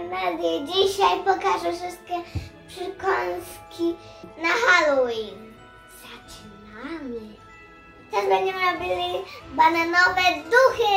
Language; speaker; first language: Polish; early bilingual, heritage; Polish